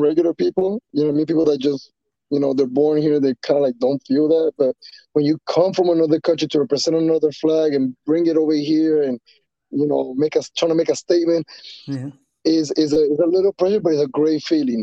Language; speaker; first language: English; non-native, fluent; Spanish